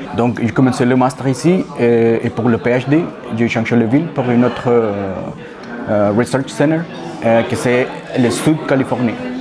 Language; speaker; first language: French; non-native, learner; Spanish